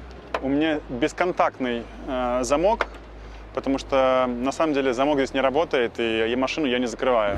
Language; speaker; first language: Russian; native; Russian